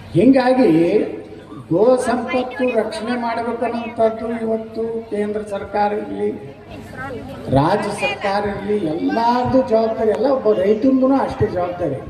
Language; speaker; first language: Kannada; native; Kannada